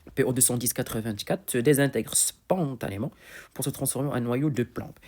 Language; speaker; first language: French; non-native, local second language; Arabic